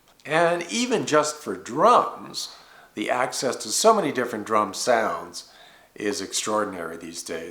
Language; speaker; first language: English; native; English